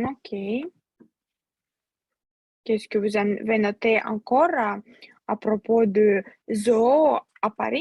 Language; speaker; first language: French; non-native, fluent; Russian